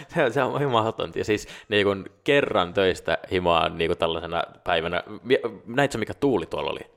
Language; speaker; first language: Finnish; non-native, local second language; Swedish